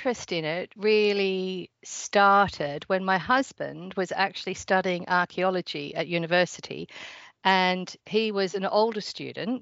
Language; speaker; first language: English; native; English